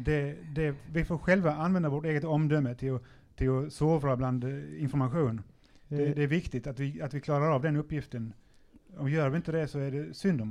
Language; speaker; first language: Swedish; native; Swedish